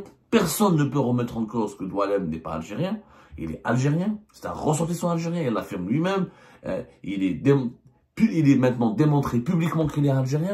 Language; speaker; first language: French; non-native, local second language; Arabic